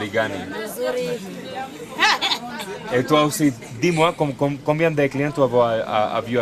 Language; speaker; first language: French; non-native, fluent; Spanish